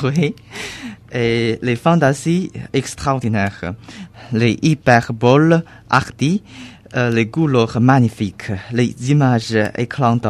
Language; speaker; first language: French; non-native, learner; Chinese